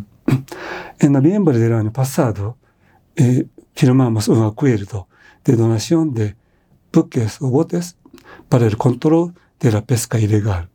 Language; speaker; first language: Spanish; non-native, fluent; Japanese